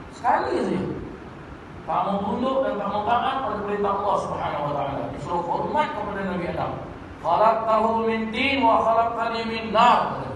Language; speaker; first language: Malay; native; Malay